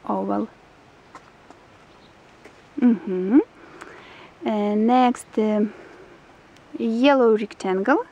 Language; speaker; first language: English; non-native, learner; Russian